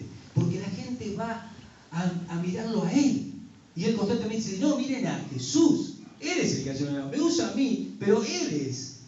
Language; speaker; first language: Spanish; native; Spanish